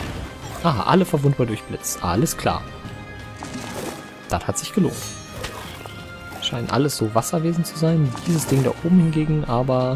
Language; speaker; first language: German; native; German